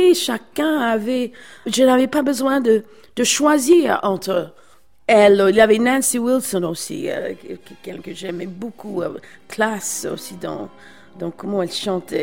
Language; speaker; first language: French; non-native, fluent; English